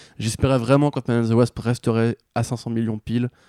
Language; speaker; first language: French; native; French